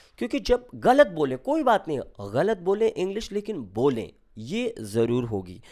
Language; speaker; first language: Hindi; native; Hindi